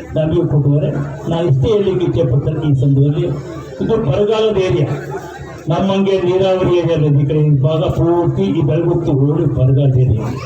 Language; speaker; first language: Kannada; native; Kannada